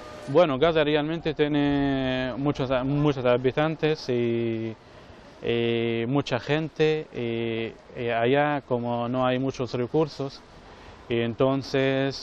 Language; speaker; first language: Spanish; non-native, fluent; Arabic